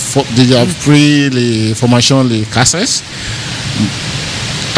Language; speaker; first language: French; non-native, learner; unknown